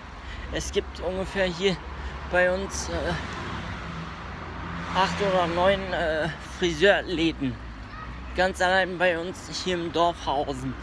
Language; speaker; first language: German; early bilingual, other home language; Turkish